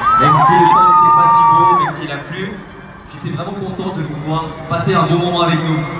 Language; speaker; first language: French; native; French